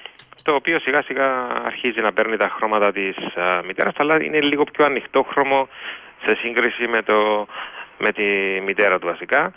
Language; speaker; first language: Greek; native; Greek